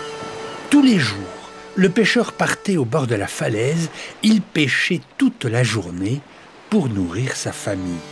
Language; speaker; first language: French; native; French